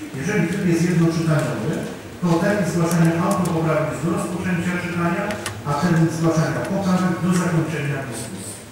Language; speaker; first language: Polish; native; Polish